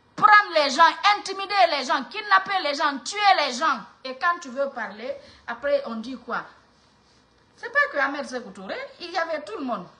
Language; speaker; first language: French; non-native, local second language; Mandingo